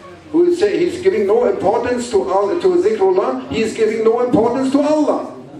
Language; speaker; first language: English; non-native, fluent; German